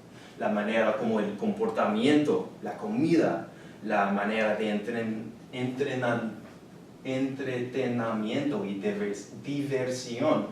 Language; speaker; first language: Spanish; non-native, learner; English